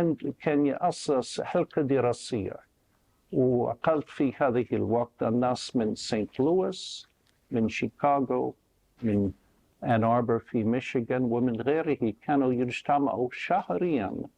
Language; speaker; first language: Arabic; non-native, fluent; English